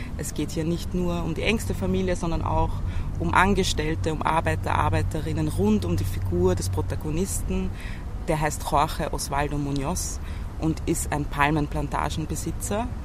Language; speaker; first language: German; native; German